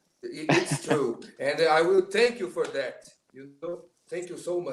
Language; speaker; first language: English; non-native, learner; Portuguese